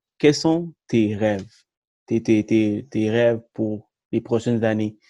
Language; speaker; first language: French; early bilingual, other home language; Tamil